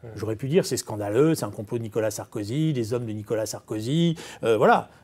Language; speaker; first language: French; native; French